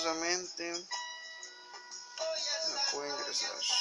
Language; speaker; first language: Spanish; native; Spanish